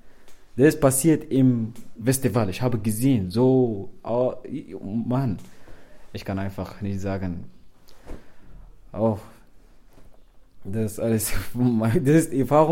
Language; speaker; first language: German; non-native, learner; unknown